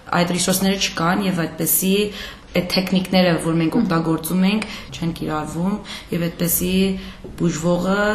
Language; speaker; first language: Armenian; early bilingual, heritage; Armenian